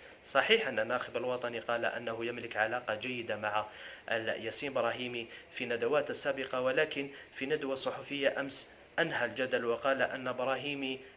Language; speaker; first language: Arabic; native; Arabic